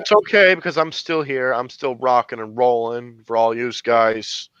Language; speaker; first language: English; native; English